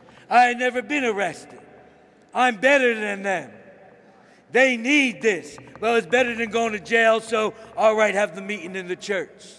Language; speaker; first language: English; native; English